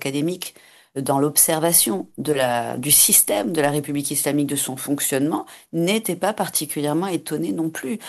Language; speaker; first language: French; native; French